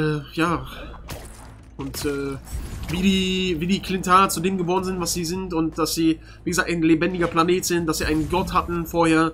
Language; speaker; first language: German; native; German